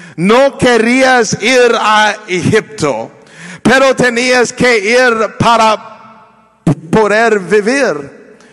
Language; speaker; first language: Spanish; non-native, learner; English